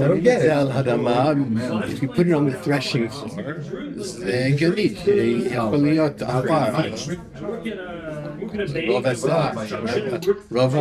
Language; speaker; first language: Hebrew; non-native, fluent; English